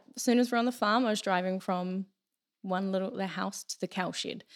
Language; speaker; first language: English; native; English